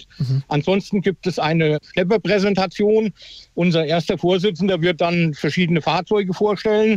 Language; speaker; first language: German; native; German